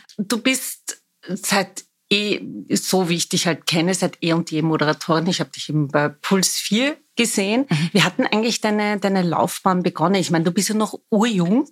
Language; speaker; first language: German; native; German